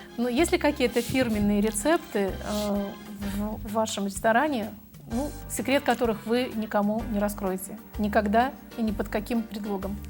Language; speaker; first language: Russian; native; Russian